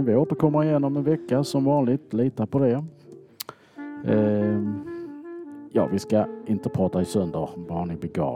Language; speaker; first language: Swedish; native; Swedish